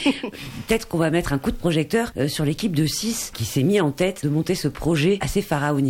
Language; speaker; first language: French; native; French